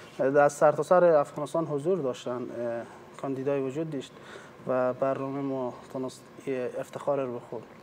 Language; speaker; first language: Persian; native; Persian